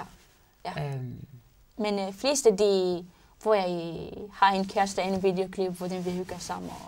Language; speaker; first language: Danish; non-native, learner; Arabic